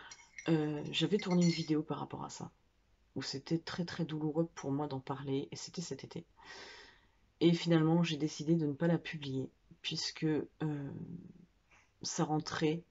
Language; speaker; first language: French; native; French